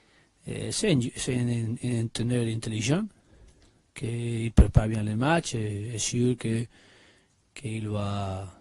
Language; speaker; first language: French; non-native, learner; Spanish